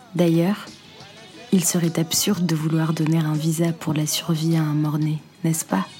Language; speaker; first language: French; non-native, local second language; Arabic